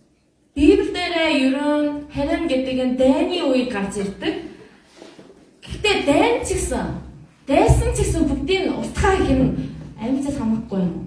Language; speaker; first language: Mongolian; non-native, fluent; Korean